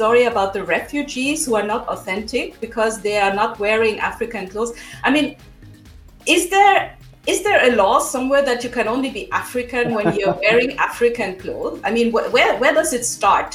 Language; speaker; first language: English; non-native, local second language; German